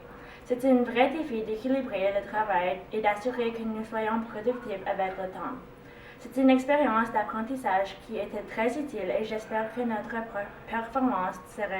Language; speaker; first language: French; non-native, learner; English